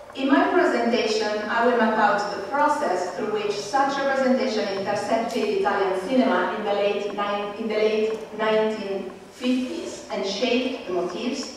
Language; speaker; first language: English; non-native, fluent; Italian